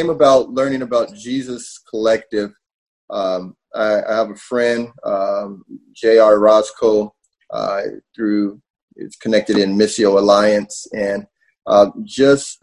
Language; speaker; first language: English; native; English